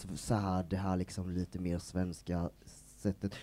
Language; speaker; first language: Swedish; native; Swedish